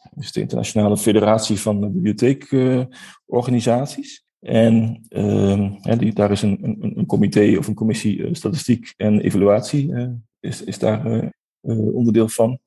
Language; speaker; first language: Dutch; native; Dutch